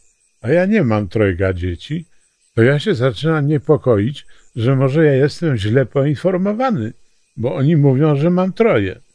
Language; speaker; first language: Polish; native; Polish